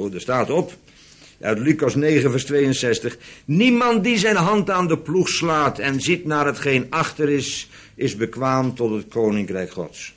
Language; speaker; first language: Dutch; native; Dutch